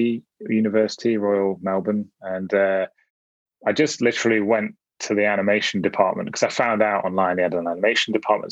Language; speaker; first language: English; native; English